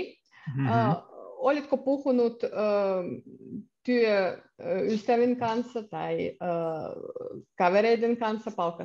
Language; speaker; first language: Finnish; non-native, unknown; Russian